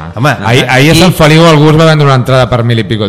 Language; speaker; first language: Catalan; native; Catalan